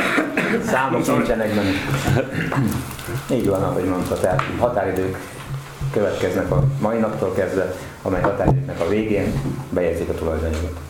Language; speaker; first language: Hungarian; native; Hungarian